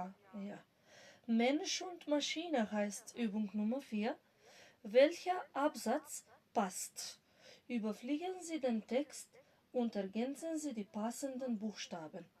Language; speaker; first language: German; non-native, fluent; Macedonian